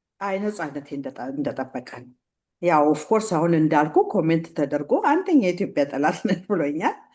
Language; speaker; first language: Amharic; native; Amharic